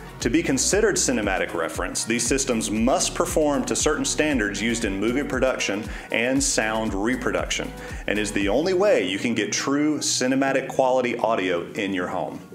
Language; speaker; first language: English; native; English